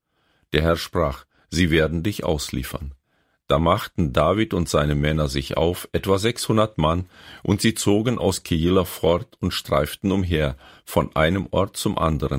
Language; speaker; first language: German; native; German